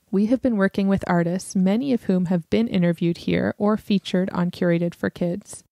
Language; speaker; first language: English; native; English